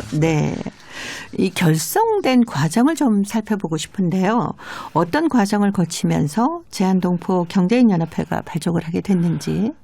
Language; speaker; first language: Korean; native; Korean